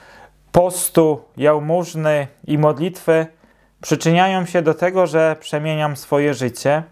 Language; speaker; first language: Polish; native; Polish